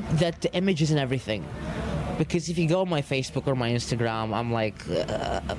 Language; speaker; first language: English; early bilingual, other home language; Arabic